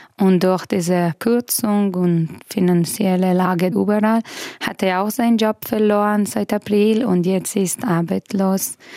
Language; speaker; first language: German; non-native, fluent; Persian